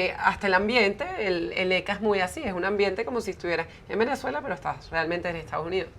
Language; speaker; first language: Spanish; early bilingual, heritage; Spanish